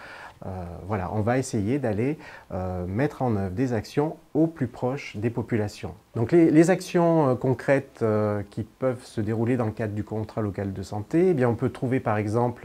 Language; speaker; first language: French; native; French